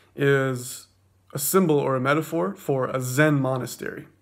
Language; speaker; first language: English; native; English